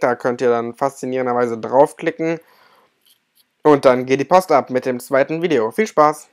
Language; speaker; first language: German; native; German